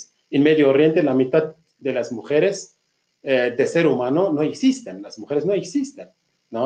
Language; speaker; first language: Spanish; non-native, fluent; Kurdish